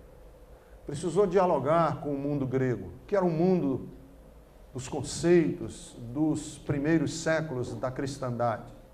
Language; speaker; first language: Portuguese; native; Portuguese